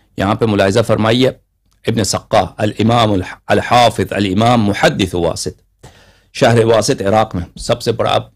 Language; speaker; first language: Urdu; non-native, local second language; Persian